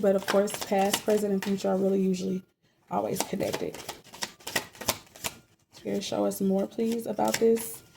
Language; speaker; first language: English; native; English